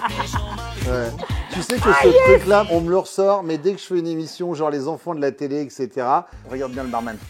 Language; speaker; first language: French; native; French